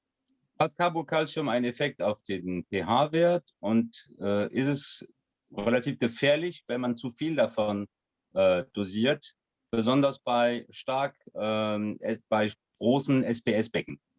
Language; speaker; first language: German; non-native, fluent; French